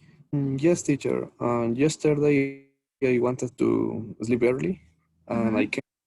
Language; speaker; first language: English; non-native, learner; Spanish